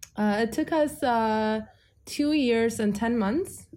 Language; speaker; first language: English; early bilingual, other home language; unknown